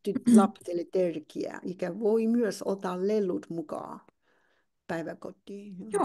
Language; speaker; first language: Finnish; non-native, learner; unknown